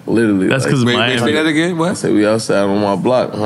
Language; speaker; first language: English; native; English